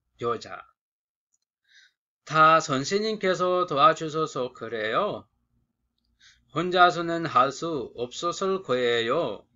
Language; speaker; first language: Korean; non-native, fluent; Sinhala